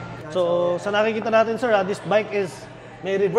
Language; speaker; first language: Filipino; native; Filipino